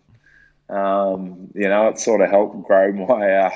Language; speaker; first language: English; native; English